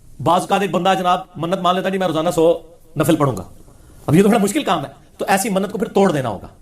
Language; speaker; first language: Urdu; non-native, local second language; Punjabi